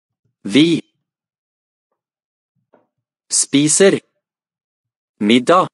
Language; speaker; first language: Norwegian; non-native, learner; Amharic